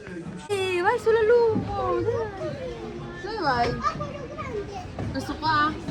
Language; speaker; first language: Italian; non-native, learner; Filipino